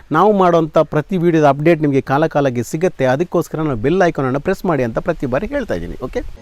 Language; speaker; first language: Kannada; non-native, local second language; Tulu